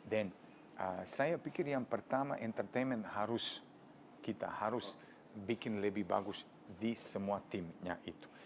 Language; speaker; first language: Indonesian; non-native, fluent; Serbian